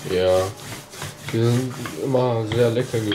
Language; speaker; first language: German; early bilingual, other home language; Turkish